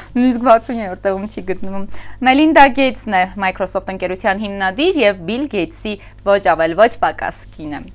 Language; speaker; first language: Armenian; native; Armenian